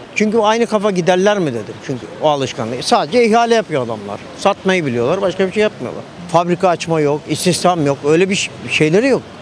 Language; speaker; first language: Turkish; native; Turkish